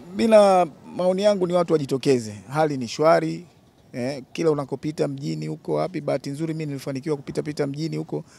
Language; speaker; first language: Swahili; native; Swahili